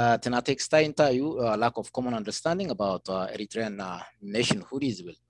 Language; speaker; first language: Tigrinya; non-native, local second language; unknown